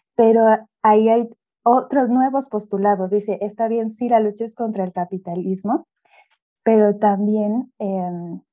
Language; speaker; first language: Spanish; native; Spanish